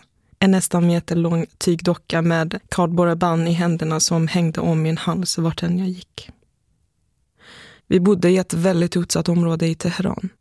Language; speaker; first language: Swedish; early bilingual, other home language; Persian